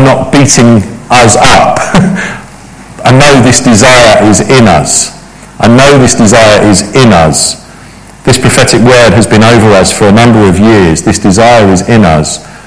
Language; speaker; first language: English; native; English